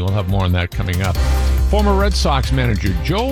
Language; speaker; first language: English; native; English